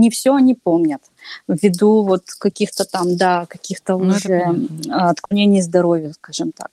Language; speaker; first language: Russian; native; Russian